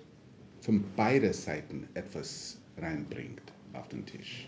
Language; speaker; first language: German; non-native, fluent; English